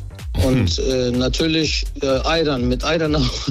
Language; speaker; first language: German; non-native, learner; Turkish